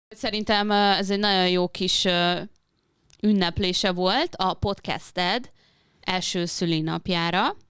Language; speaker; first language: Hungarian; native; Hungarian